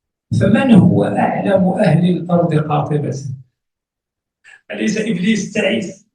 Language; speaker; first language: Arabic; native; Arabic